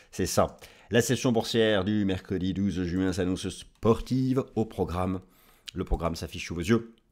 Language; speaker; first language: French; native; French